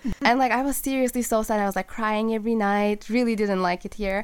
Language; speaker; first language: English; non-native, fluent; Turkish